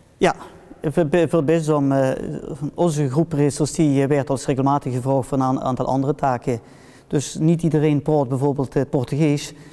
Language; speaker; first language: Dutch; early bilingual, heritage; Dutch